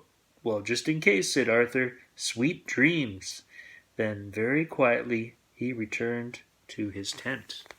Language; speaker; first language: English; native; English